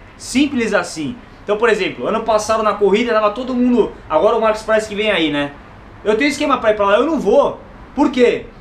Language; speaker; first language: Portuguese; native; Portuguese